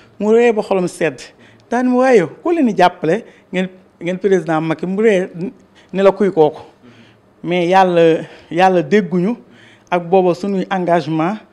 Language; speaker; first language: Wolof; native; Wolof